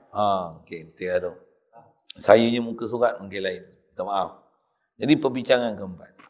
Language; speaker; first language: Malay; native; Malay